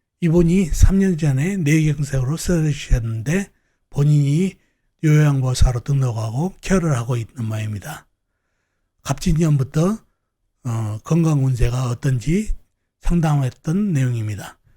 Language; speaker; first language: Korean; native; Korean